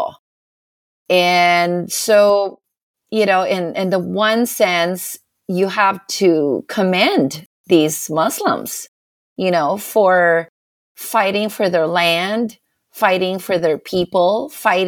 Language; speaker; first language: English; non-native, local second language; Filipino